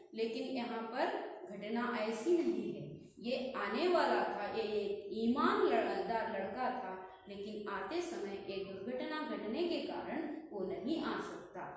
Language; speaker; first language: Hindi; non-native, local second language; Kannada